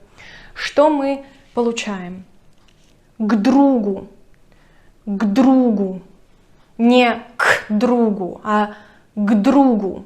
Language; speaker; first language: Russian; native; Russian